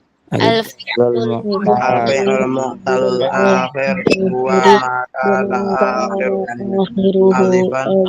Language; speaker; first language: Arabic; non-native, learner; Indonesian